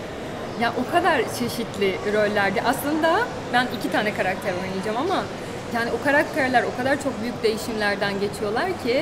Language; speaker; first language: Turkish; non-native, fluent; Portuguese